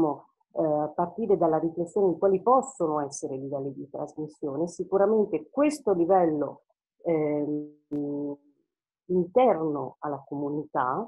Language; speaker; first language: Italian; native; Italian